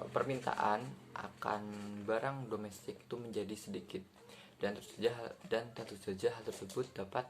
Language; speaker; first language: Indonesian; native; Indonesian